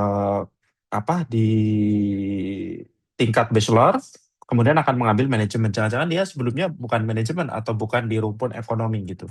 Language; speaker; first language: Indonesian; native; Indonesian